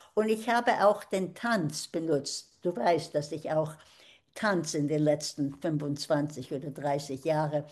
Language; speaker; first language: German; early bilingual, heritage; German